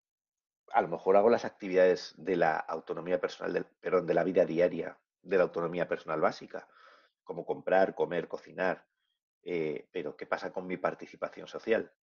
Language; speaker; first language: Spanish; native; Spanish